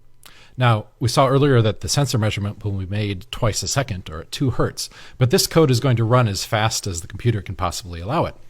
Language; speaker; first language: English; native; English